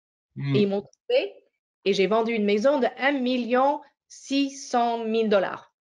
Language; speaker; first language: French; non-native, fluent; English